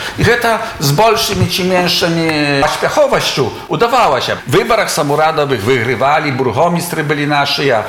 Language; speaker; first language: Belarusian; native; Belarusian